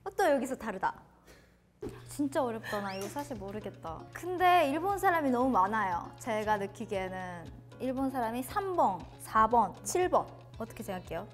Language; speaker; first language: Korean; non-native, fluent; Japanese